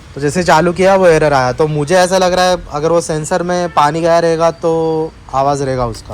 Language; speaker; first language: Hindi; non-native, local second language; Marathi